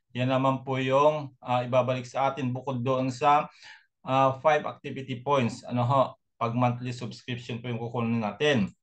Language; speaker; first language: Filipino; native; Filipino